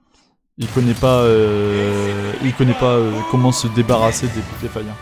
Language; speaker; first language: French; native; French